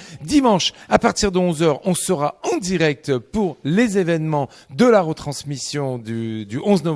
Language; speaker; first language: French; native; French